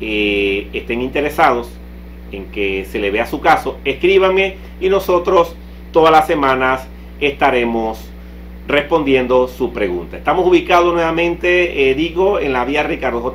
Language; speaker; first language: Spanish; native; Spanish